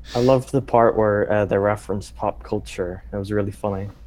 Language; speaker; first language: English; native; English